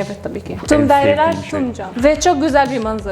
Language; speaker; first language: Turkish; non-native, learner; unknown